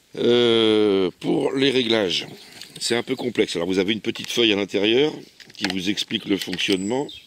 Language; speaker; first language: French; native; French